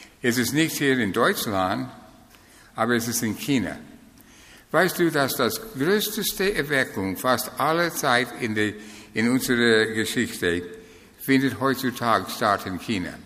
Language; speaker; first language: German; non-native, fluent; English